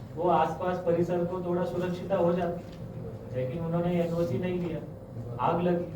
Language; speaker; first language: Hindi; non-native, local second language; Marathi